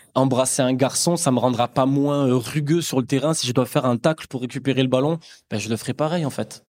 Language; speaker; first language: French; native; French